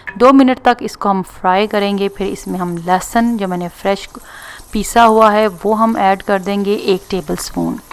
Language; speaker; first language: Urdu; non-native, local second language; Punjabi